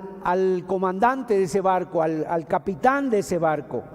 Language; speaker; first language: Spanish; native; Spanish